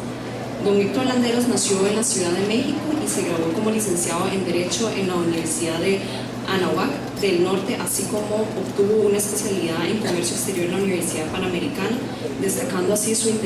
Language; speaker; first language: Spanish; native; Spanish